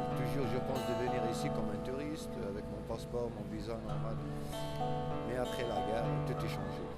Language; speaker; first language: French; non-native, local second language; Arabic